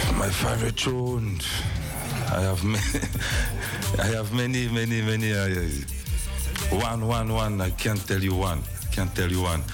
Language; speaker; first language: English; non-native, learner; French